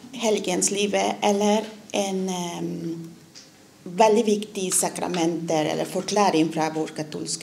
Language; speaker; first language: Norwegian; non-native, learner; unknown